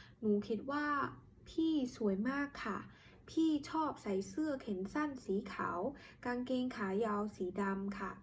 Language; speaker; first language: Thai; non-native, learner; Khmer